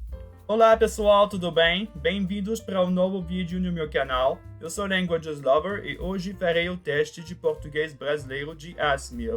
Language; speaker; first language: Portuguese; non-native, fluent; French